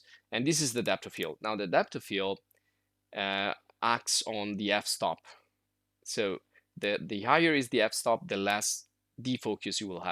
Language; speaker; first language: English; non-native, fluent; Italian